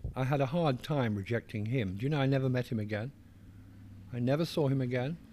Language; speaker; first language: English; native; English